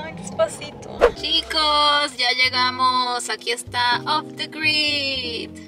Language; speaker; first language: Spanish; native; Spanish